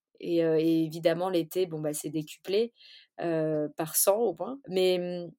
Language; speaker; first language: French; early bilingual, other home language; Portuguese